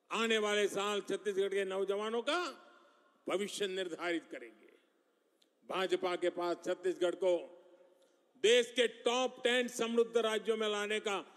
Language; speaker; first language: Hindi; non-native, local second language; Gujarati